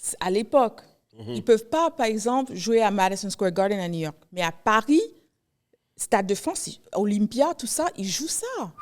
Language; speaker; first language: French; early bilingual, heritage; Haitian Creole